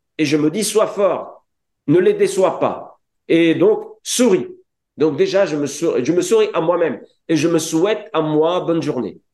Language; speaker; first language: French; non-native, local second language; Arabic